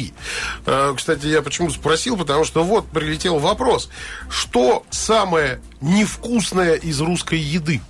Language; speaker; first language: Russian; native; Russian